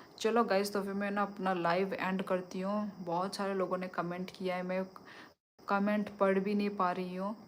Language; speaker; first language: Hindi; non-native, local second language; Kok Borok